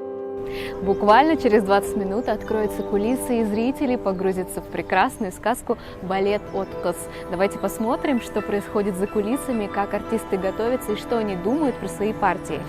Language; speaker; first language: Russian; native; Russian